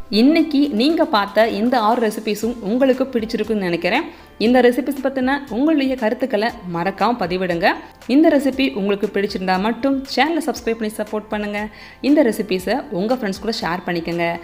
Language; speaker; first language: Tamil; native; Tamil